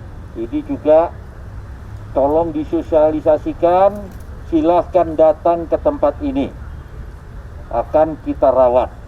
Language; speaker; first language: Indonesian; native; Indonesian